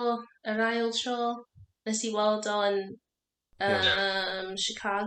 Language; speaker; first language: Welsh; non-native, learner; English